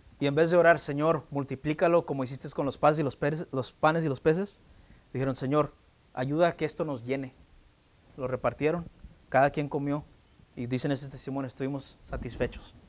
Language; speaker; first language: Spanish; early bilingual, heritage; Spanish